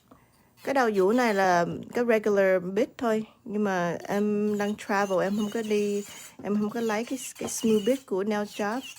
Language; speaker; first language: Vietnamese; early bilingual, heritage; Vietnamese